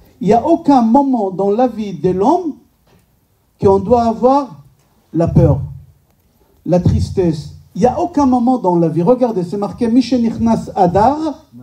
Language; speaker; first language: French; non-native, fluent; Hebrew